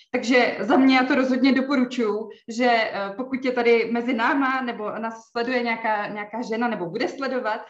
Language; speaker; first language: Czech; native; Czech